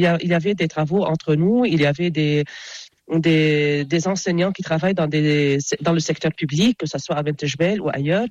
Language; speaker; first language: French; non-native, local second language; Arabic